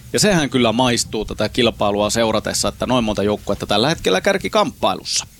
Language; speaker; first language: Finnish; native; Finnish